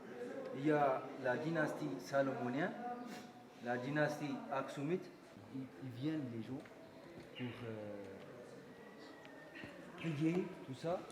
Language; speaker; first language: French; non-native, fluent; Amharic